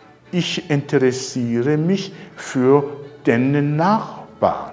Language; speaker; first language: German; non-native, fluent; Rundi